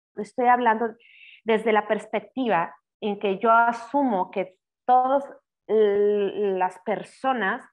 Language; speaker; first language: Spanish; native; Spanish